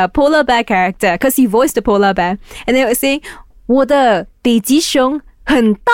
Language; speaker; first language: English; non-native, local second language; Cantonese